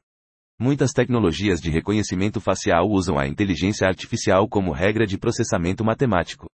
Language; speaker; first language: Portuguese; native; Portuguese